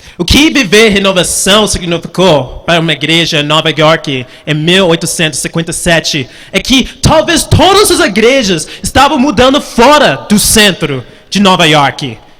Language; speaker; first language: Portuguese; non-native, fluent; English